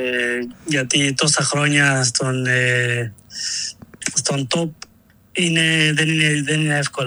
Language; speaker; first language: Greek; non-native, learner; Spanish